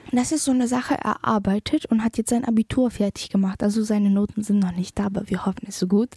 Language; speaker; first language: German; early bilingual, other home language; Polish